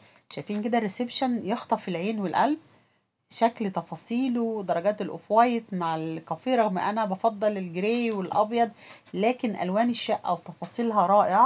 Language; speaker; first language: Arabic; native; Arabic